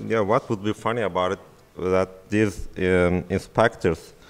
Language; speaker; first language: English; non-native, fluent; Turkish